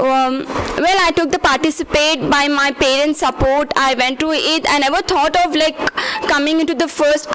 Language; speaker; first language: English; non-native, local second language; Kannada